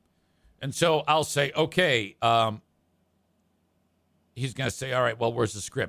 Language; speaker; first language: English; native; English